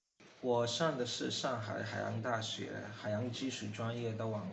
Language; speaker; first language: Chinese; non-native, learner; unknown